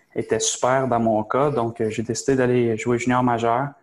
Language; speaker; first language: French; native; French